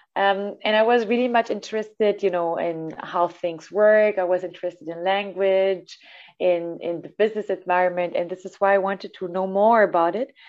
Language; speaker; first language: English; non-native, fluent; German